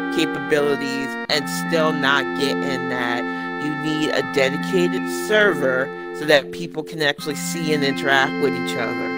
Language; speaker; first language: English; native; English